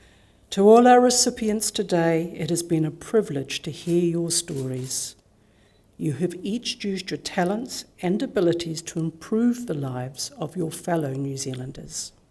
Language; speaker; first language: English; native; English